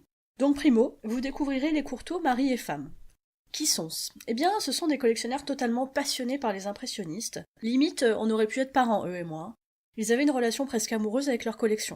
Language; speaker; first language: French; native; French